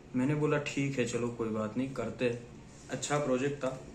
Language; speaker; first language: Hindi; non-native, local second language; Gujarati